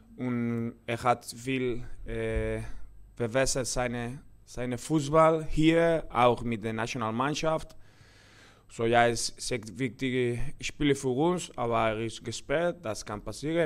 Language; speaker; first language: German; non-native, learner; Spanish